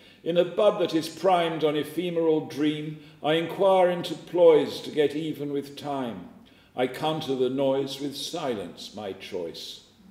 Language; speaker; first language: English; native; English